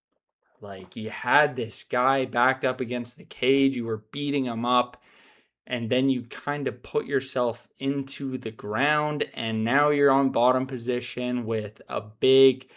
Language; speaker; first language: English; native; English